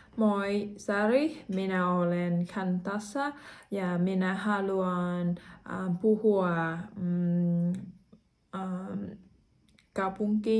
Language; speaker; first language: Finnish; non-native, learner; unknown